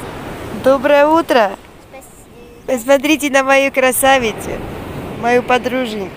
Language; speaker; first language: Russian; native; Russian